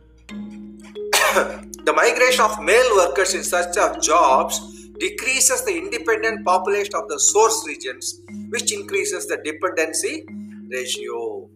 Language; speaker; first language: English; non-native, local second language; Tamil